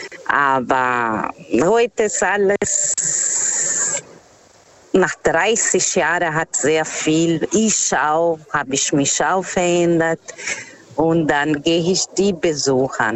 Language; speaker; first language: German; non-native, fluent; Portuguese